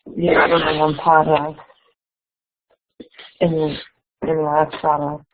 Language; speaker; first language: Spanish; non-native, learner; English